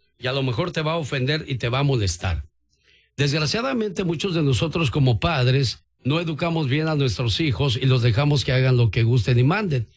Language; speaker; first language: Spanish; native; Spanish